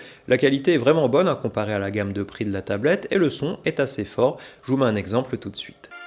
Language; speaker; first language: French; native; French